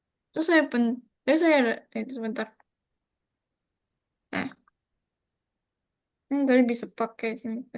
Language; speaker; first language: Indonesian; non-native, learner; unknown